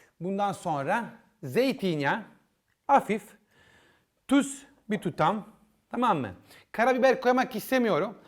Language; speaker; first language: Turkish; non-native, learner; Italian